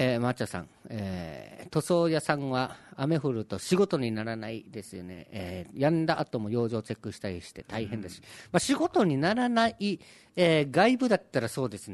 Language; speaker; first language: Japanese; native; Japanese